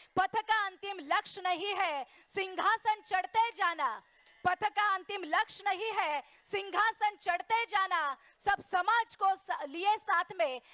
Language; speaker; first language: Hindi; non-native, local second language; Marathi